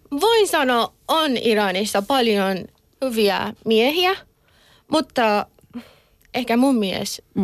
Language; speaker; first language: Finnish; non-native, learner; Persian